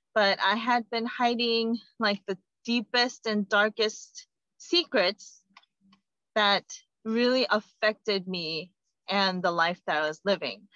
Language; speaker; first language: English; non-native, fluent; Korean